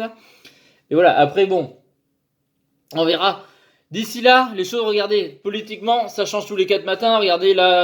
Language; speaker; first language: French; native; French